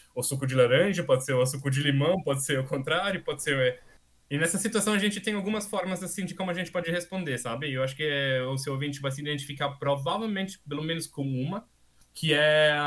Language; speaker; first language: Portuguese; non-native, fluent; German